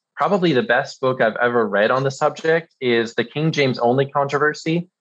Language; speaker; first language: English; early bilingual, other home language; German